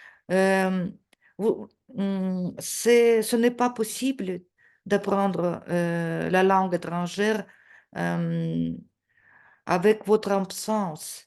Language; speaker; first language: French; non-native, fluent; Russian